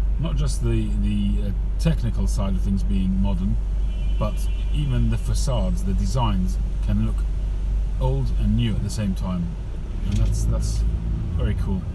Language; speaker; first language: English; native; English